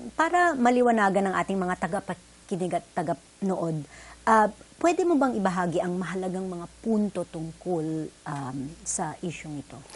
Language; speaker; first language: Filipino; native; Filipino